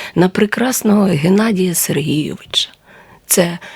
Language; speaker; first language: Ukrainian; native; Ukrainian